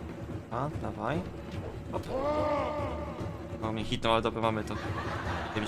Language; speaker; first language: Polish; native; Polish